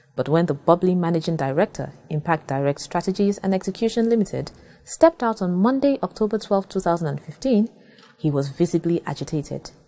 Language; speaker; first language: English; non-native, local second language; Yoruba